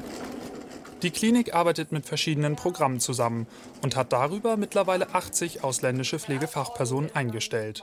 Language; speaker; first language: German; native; German